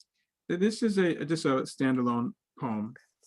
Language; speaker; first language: English; native; English